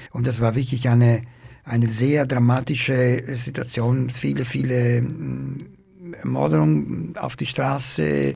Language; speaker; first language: German; non-native, fluent; Italian